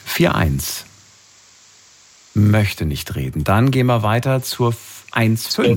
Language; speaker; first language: German; native; German